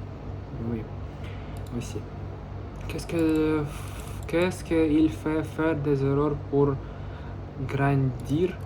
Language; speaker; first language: French; non-native, learner; Russian